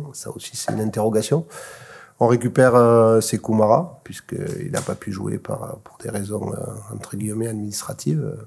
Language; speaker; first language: French; native; French